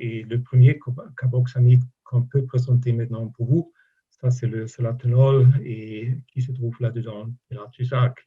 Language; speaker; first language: French; non-native, fluent; German